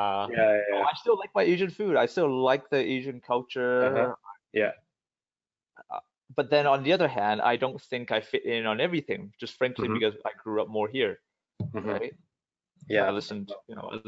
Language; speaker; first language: English; native; English